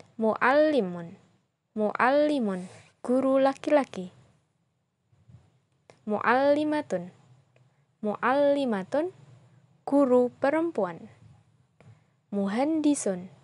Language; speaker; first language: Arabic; non-native, fluent; Indonesian